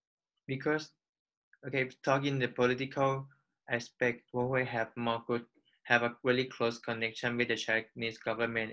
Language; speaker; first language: English; non-native, fluent; Thai